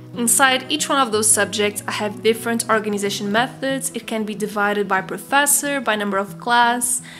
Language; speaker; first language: English; non-native, fluent; Portuguese